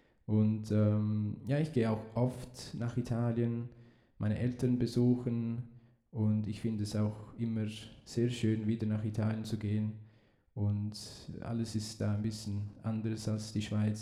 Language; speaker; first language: German; early bilingual, heritage; Italian